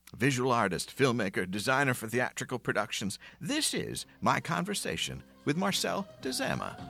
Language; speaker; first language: English; native; English